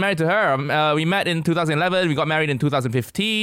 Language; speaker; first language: English; non-native, local second language; Cantonese